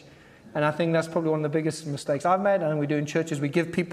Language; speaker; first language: English; native; English